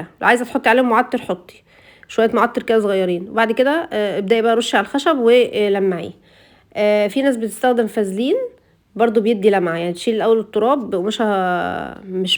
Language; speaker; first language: Arabic; native; Arabic